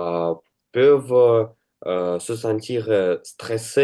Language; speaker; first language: French; non-native, learner; Russian